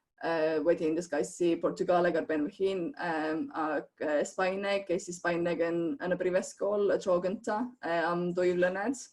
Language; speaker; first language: Welsh; non-native, fluent; Estonian